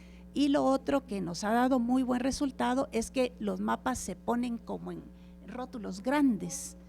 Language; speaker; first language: Spanish; native; Spanish